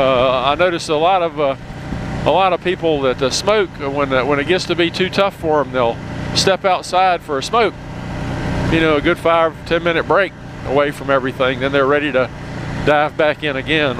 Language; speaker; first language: English; native; English